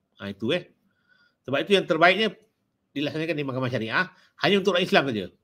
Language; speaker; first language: Malay; native; Malay